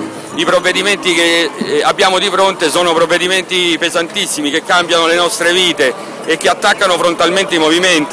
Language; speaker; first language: Italian; native; Italian